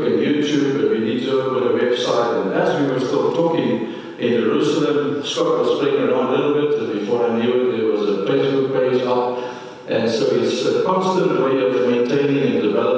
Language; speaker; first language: English; non-native, local second language; Afrikaans